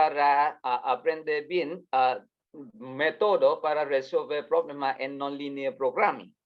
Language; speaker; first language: Spanish; non-native, learner; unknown